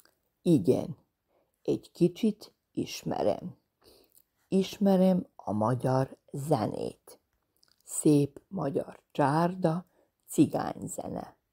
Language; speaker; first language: Hungarian; non-native, fluent; Serbian